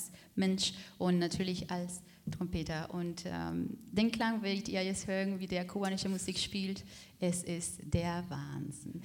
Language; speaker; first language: German; non-native, fluent; Spanish